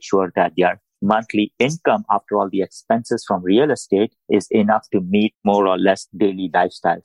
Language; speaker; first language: English; non-native, local second language; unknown